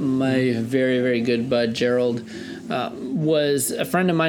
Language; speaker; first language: English; early bilingual, other home language; Russian